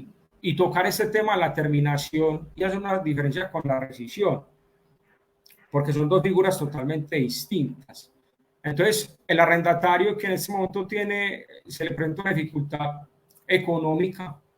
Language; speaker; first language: Spanish; native; Spanish